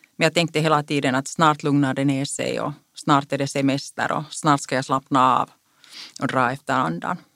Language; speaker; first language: Swedish; non-native, local second language; Finnish